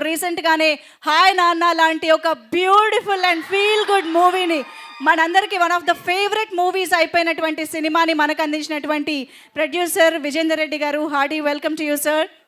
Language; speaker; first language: Telugu; native; Telugu